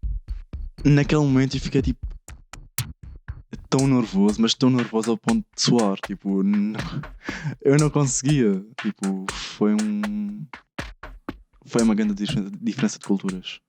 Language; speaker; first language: Portuguese; early bilingual, other home language; Arabic